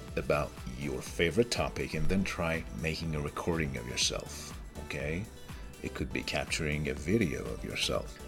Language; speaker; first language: English; non-native, fluent; Persian